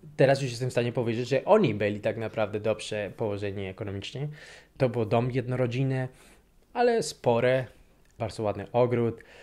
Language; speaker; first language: Polish; non-native, fluent; Spanish